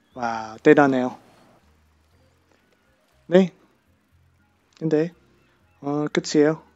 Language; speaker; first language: Korean; non-native, fluent; English